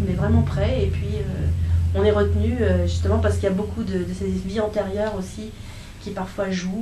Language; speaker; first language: French; native; French